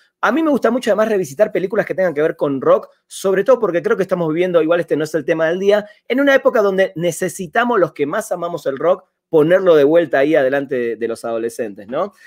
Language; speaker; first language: Spanish; native; Spanish